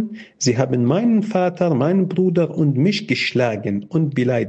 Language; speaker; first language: German; non-native, fluent; Arabic